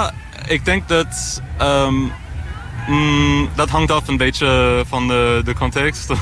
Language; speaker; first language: Dutch; non-native, fluent; English